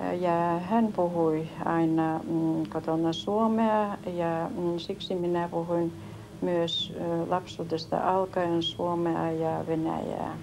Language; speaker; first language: Finnish; early bilingual, heritage; Finnish